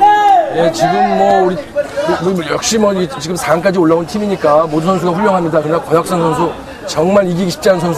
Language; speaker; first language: Korean; native; Korean